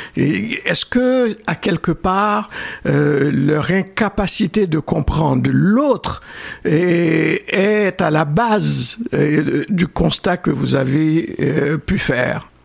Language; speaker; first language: French; native; French